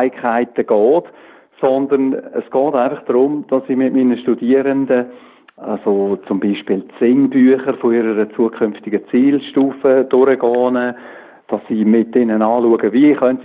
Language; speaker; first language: German; native; German